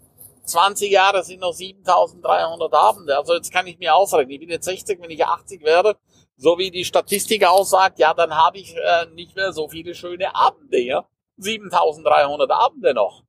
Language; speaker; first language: German; non-native, local second language; Romansh